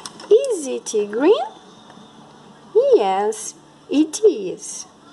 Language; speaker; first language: English; non-native, fluent; Portuguese